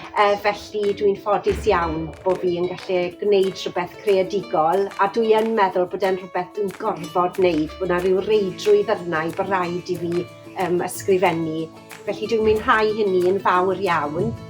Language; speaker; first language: Welsh; native; Welsh